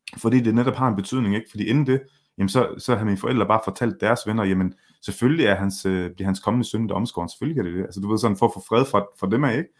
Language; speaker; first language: Danish; early bilingual, other home language; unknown